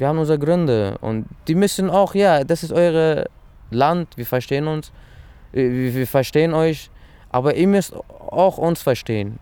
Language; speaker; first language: German; early bilingual, other home language; Persian